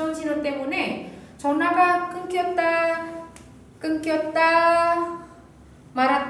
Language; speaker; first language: Korean; non-native, fluent; Indonesian